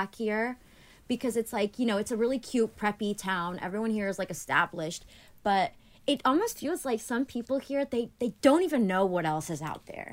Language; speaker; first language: English; early bilingual, other home language; Greek